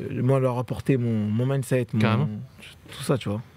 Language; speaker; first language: French; native; French